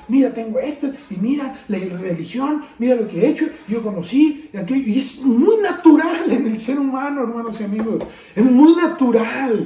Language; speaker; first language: Spanish; native; Spanish